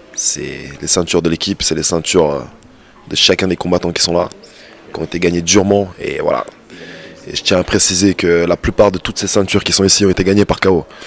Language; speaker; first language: French; native; French